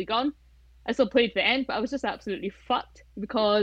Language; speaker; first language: English; native; English